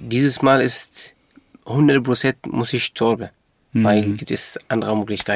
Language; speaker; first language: German; non-native, local second language; Arabic